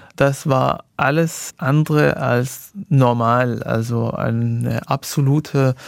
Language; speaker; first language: German; non-native, fluent; Arabic